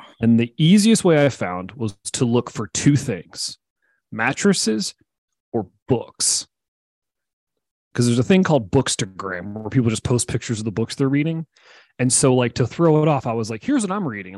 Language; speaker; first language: English; native; English